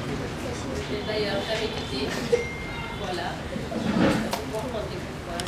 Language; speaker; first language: French; non-native, local second language; Wolof